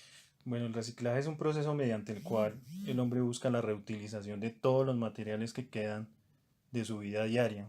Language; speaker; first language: Spanish; native; Spanish